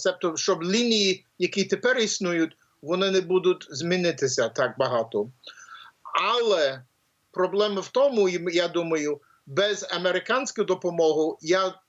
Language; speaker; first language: Ukrainian; early bilingual, heritage; English